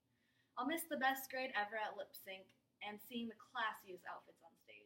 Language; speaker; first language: English; native; English